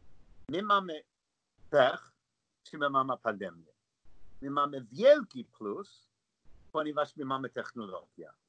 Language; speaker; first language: Polish; non-native, learner; English